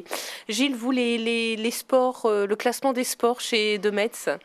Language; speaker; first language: French; native; French